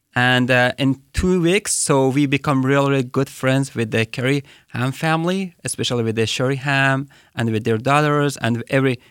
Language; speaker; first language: English; non-native, fluent; Persian